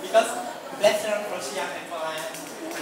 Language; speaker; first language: English; non-native, learner; Indonesian